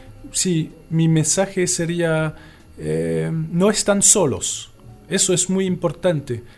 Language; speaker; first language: Spanish; non-native, fluent; French